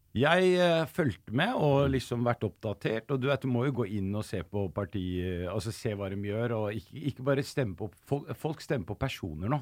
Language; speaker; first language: Norwegian; early bilingual, other home language; Arabic